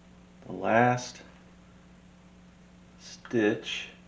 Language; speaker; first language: English; native; English